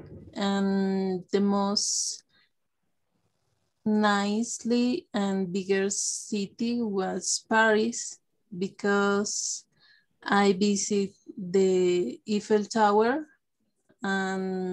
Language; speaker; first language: English; non-native, learner; Spanish